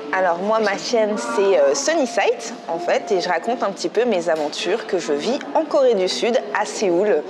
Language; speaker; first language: French; native; French